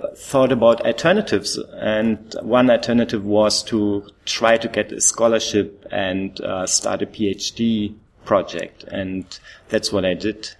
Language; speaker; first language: English; non-native, fluent; German